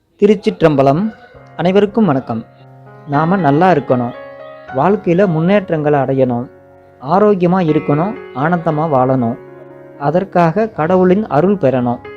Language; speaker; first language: Tamil; native; Tamil